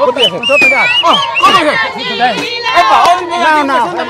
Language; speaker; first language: Portuguese; non-native, learner; Vietnamese